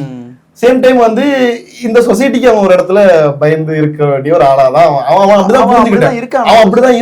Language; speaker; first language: Tamil; native; Tamil